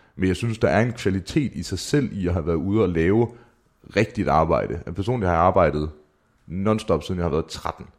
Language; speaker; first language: Danish; native; Danish